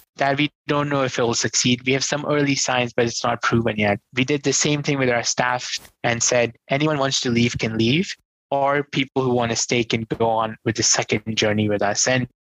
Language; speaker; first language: English; non-native, local second language; Hindi